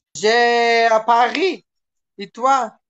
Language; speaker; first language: French; non-native, learner; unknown